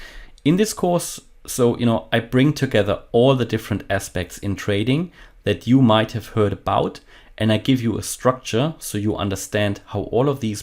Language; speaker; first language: English; non-native, fluent; German